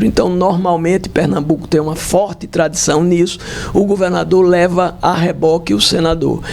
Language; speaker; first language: Portuguese; native; Portuguese